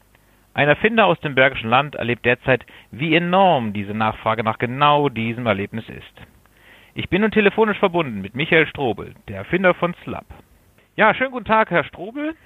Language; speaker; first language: German; native; German